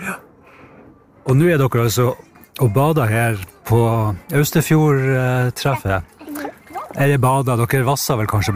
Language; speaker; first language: Norwegian; native; Norwegian